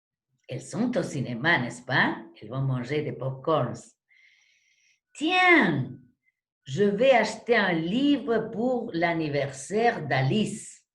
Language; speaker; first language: French; non-native, fluent; Spanish